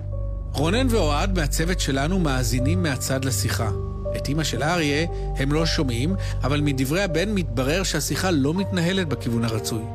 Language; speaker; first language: Hebrew; native; Hebrew